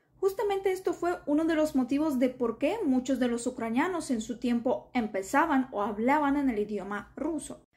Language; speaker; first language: Spanish; non-native, fluent; Ukrainian